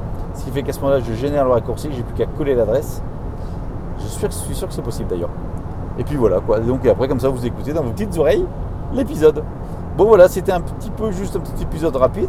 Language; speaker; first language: French; native; French